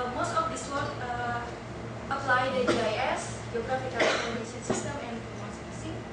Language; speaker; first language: English; non-native, fluent; Indonesian